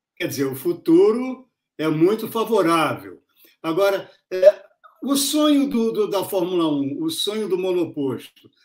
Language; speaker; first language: Portuguese; native; Portuguese